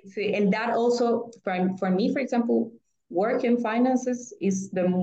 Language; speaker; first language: English; non-native, fluent; Spanish